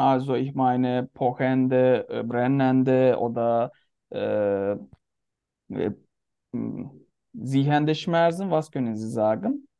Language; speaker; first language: German; non-native, learner; Turkish